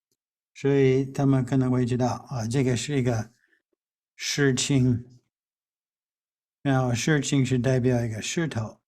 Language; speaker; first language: Chinese; non-native, fluent; English